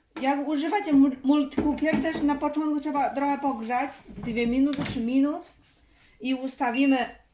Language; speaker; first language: Polish; non-native, learner; Chinese